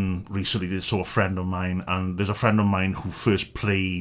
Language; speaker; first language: English; native; English